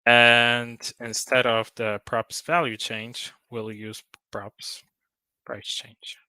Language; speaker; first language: English; non-native, fluent; Polish